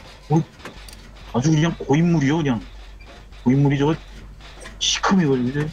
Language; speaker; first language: Korean; native; Korean